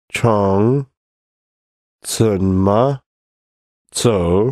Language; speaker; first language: Chinese; non-native, learner; English